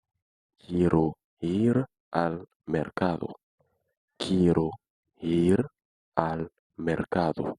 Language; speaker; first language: Spanish; non-native, fluent; Haitian Creole